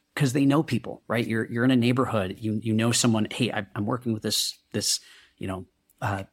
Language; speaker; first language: English; non-native, local second language; Hindi